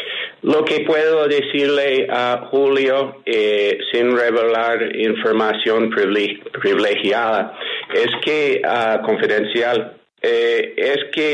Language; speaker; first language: Spanish; non-native, fluent; English